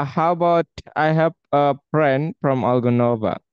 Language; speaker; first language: English; non-native, fluent; Indonesian